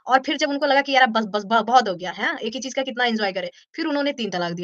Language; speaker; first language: Hindi; native; Hindi